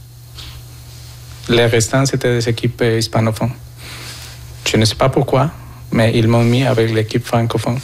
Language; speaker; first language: French; non-native, fluent; Spanish